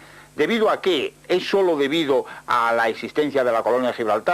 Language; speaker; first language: Spanish; native; Spanish